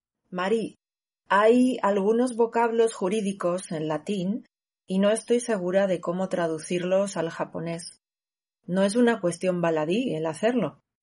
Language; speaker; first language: Spanish; native; Spanish